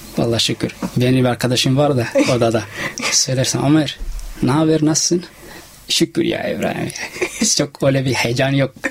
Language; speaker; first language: Turkish; non-native, fluent; Somali